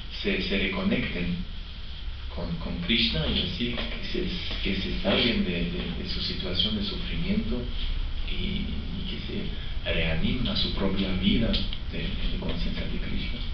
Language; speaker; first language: Spanish; non-native, fluent; French